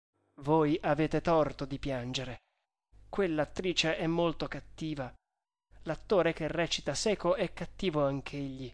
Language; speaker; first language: Italian; native; Italian